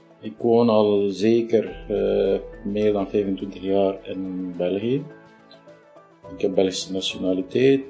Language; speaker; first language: Dutch; non-native, fluent; Kurdish